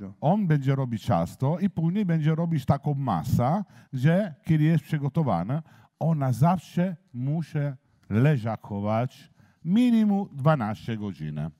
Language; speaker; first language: Polish; non-native, learner; Italian